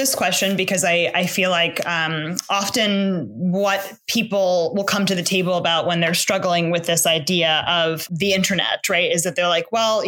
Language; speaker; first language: English; native; English